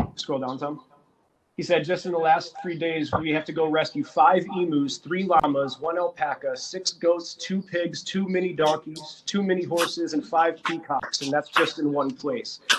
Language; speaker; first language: English; native; English